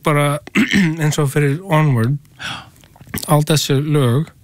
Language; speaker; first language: Icelandic; non-native, learner; English